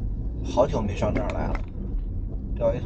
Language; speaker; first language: Chinese; native; Chinese